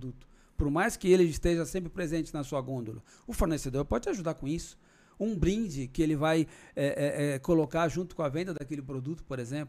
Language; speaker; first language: Portuguese; native; Portuguese